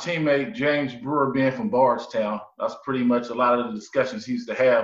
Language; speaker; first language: English; native; English